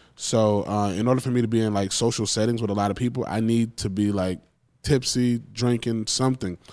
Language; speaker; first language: English; native; English